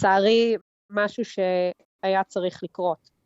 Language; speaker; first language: Hebrew; early bilingual, heritage; Hebrew